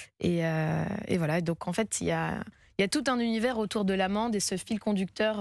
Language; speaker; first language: French; native; French